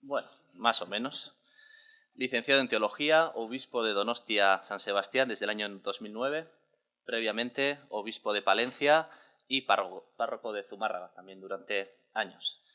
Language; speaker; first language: Spanish; native; Spanish